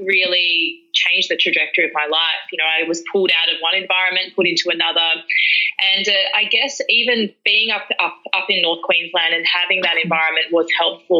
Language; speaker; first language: English; native; English